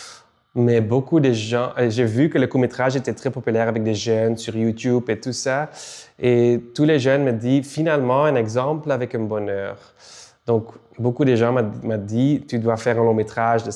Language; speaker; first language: French; non-native, local second language; Dutch